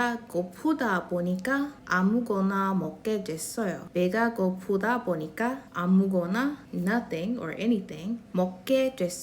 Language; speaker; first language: Korean; non-native, fluent; English